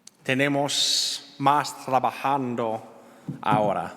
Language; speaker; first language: Spanish; non-native, learner; English